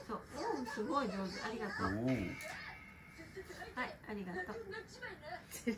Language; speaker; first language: Japanese; native; Japanese